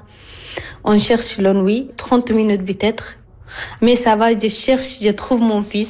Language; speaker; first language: French; non-native, learner; Arabic